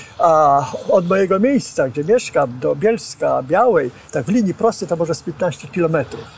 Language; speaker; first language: Polish; native; Polish